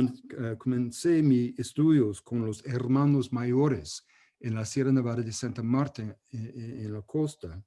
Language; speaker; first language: Spanish; non-native, fluent; English